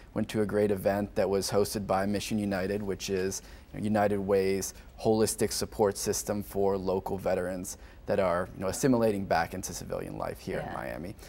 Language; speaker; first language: English; native; English